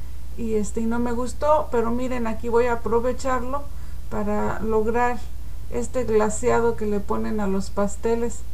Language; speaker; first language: Spanish; native; Spanish